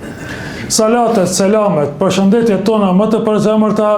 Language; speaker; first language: Albanian; native; Albanian